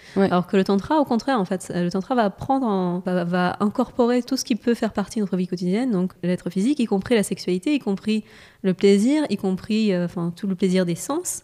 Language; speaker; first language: French; non-native, fluent; Russian